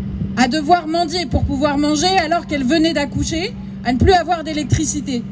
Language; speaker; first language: French; native; French